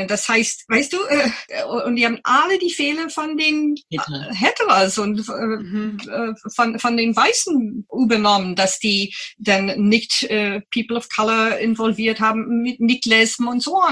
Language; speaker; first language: German; non-native, fluent; English